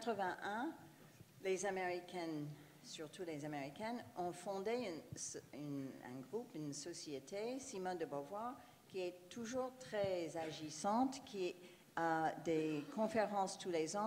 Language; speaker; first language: French; non-native, fluent; English